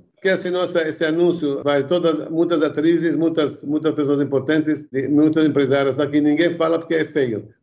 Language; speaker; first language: Portuguese; early bilingual, other home language; Arabic